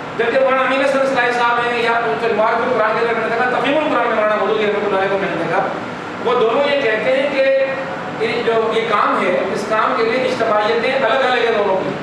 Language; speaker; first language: Urdu; non-native, local second language; Sindhi